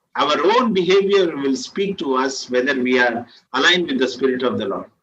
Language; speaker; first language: English; non-native, local second language; Telugu